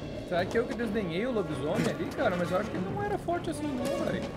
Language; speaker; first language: Portuguese; native; Portuguese